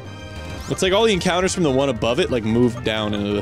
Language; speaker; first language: English; native; English